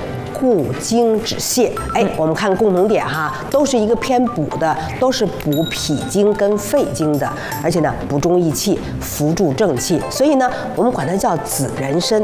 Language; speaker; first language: Chinese; native; Chinese